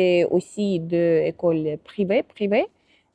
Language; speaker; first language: French; non-native, fluent; Russian